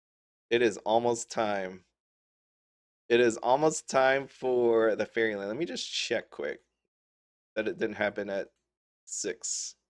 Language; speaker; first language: English; native; English